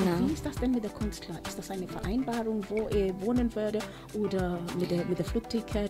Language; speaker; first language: German; non-native, local second language; Swahili